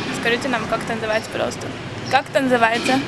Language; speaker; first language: Russian; early bilingual, heritage; Russian